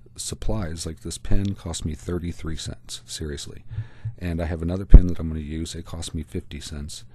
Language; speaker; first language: English; native; English